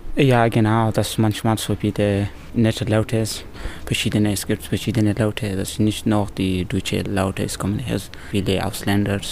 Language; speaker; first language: German; non-native, learner; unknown